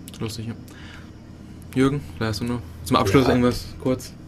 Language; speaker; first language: German; native; German